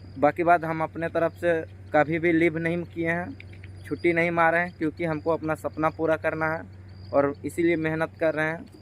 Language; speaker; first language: Hindi; native; Hindi